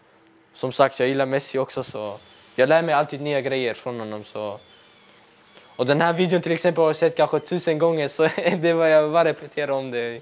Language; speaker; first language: Swedish; early bilingual, other home language; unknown